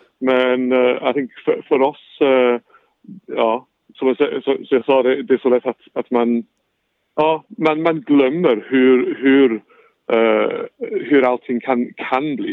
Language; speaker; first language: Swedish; non-native, fluent; English